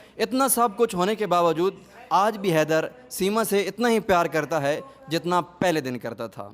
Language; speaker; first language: Urdu; non-native, local second language; Punjabi